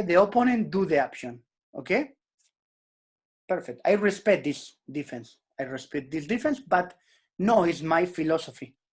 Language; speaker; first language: English; non-native, learner; Spanish